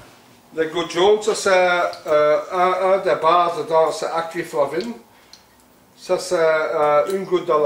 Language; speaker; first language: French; non-native, local second language; Dutch